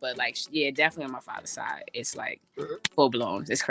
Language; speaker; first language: English; early bilingual, other home language; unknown